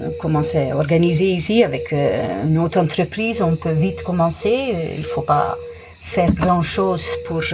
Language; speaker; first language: French; non-native, fluent; English